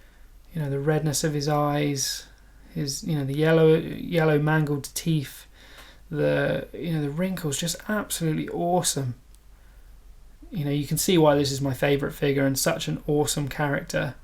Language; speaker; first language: English; native; English